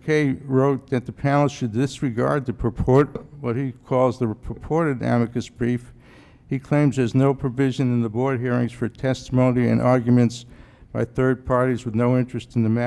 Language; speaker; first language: English; native; English